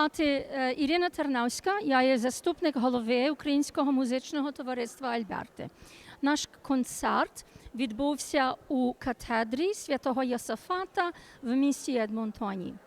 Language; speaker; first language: Ukrainian; native; Ukrainian